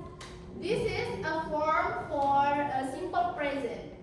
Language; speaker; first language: English; non-native, learner; Indonesian